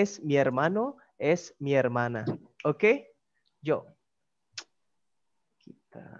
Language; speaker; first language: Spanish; non-native, fluent; Indonesian